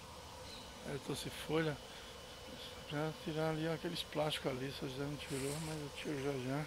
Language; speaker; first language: Portuguese; native; Portuguese